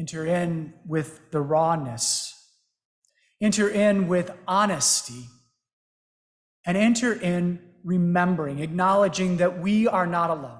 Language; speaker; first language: English; native; English